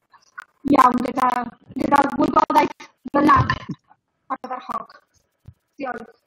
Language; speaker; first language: Welsh; non-native, learner; Spanish